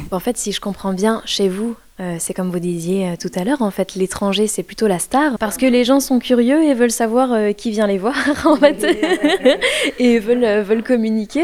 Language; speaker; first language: French; native; French